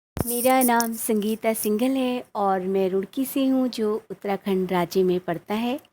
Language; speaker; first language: Hindi; native; Hindi